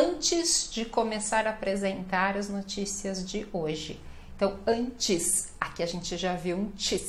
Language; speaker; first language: Portuguese; native; Portuguese